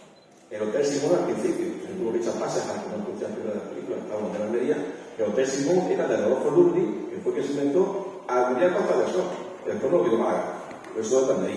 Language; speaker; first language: Spanish; native; Spanish